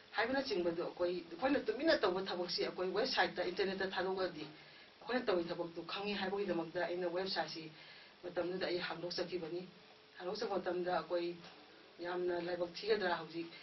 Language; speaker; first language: Manipuri; native; Manipuri